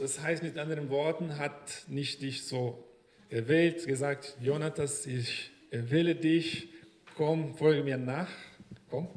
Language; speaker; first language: German; non-native, fluent; Portuguese